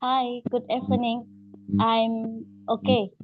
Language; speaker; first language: English; non-native, learner; Indonesian